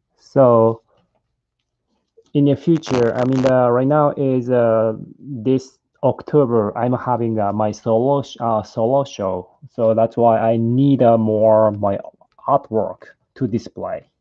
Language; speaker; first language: English; non-native, learner; Japanese